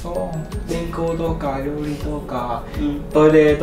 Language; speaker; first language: Japanese; non-native, learner; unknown